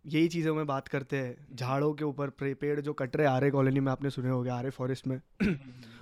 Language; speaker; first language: Hindi; native; Hindi